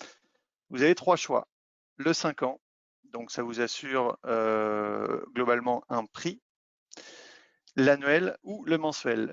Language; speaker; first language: French; native; French